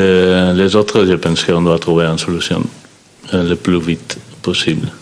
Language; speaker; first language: French; non-native, fluent; Spanish